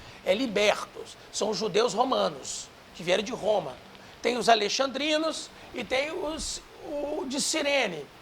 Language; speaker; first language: Portuguese; native; Portuguese